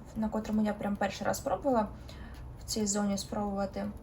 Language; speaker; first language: Ukrainian; non-native, local second language; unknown